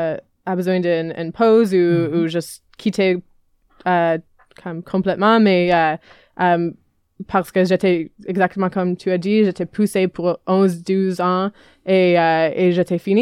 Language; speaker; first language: French; non-native, learner; English